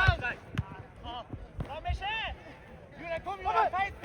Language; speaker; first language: German; native; German